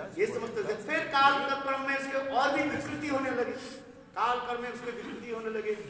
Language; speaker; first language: Hindi; non-native, local second language; Bangla